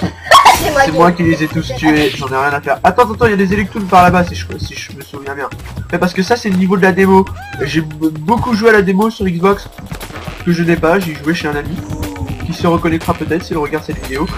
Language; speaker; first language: French; native; French